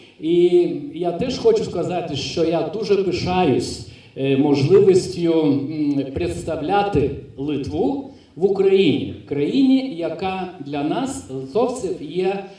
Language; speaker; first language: Ukrainian; non-native, fluent; Lithuanian